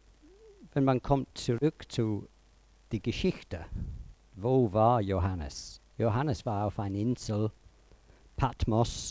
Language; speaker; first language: German; non-native, fluent; English